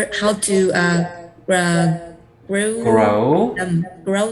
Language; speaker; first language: English; non-native, learner; Vietnamese